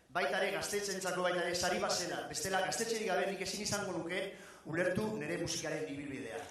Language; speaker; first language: Basque; native; Basque